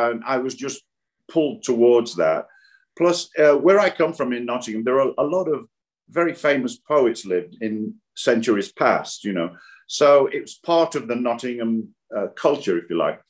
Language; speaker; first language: English; native; English